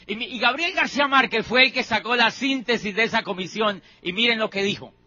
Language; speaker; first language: Spanish; native; Spanish